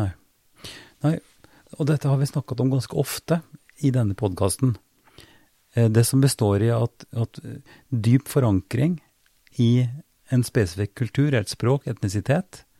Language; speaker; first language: Norwegian; native; Norwegian